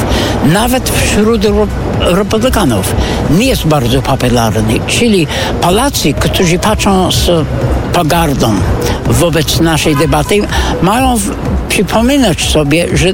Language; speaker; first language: Polish; non-native, fluent; English